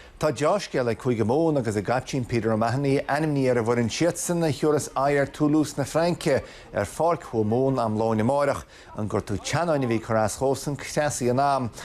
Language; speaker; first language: Irish; native; Irish